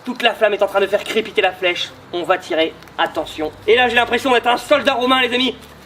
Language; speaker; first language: French; native; French